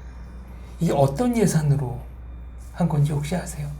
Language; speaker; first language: Korean; native; Korean